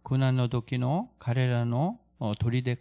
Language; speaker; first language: Japanese; non-native, fluent; Korean